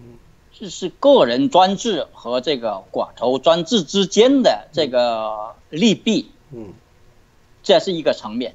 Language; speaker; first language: Chinese; native; Chinese